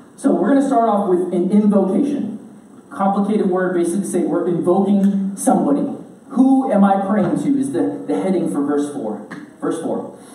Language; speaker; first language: English; native; English